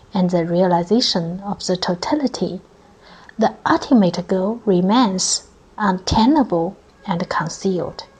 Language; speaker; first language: English; non-native, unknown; Chinese